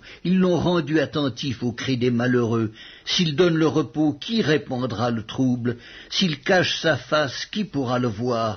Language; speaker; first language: French; native; French